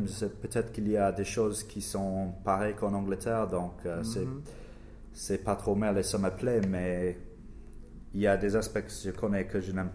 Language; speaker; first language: French; non-native, learner; English